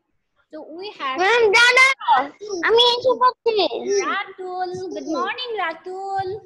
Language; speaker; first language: English; non-native, learner; Bangla